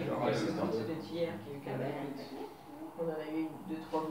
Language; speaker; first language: French; native; French